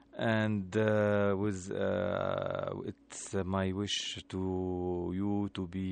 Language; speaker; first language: English; non-native, learner; Arabic